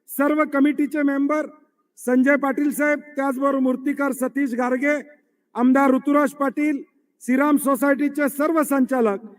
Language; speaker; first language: Hindi; non-native, local second language; Marathi